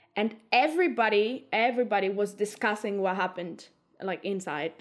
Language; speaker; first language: English; non-native, fluent; Greek